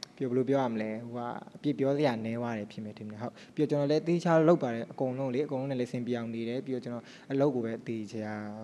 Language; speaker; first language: Burmese; native; Burmese